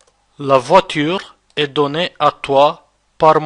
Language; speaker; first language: French; non-native, fluent; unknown